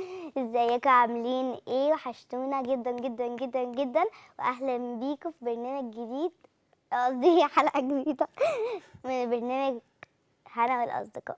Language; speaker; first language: Arabic; native; Arabic